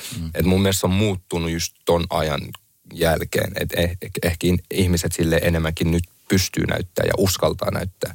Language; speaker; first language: Finnish; early bilingual, other home language; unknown